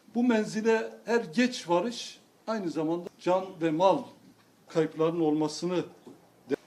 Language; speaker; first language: Turkish; non-native, local second language; Kurdish